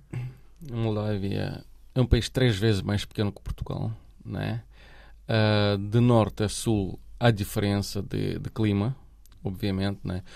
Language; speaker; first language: Portuguese; non-native, fluent; Romanian